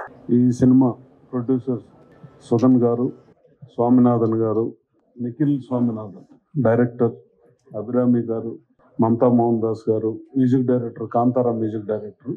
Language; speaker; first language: Telugu; native; Telugu